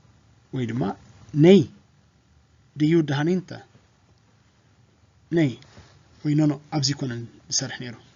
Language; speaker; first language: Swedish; non-native, fluent; Tigrinya